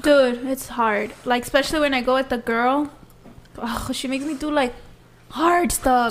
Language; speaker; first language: English; early bilingual, other home language; Spanish